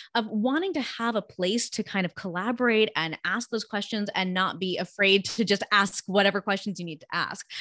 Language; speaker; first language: English; early bilingual, other home language; Gujarati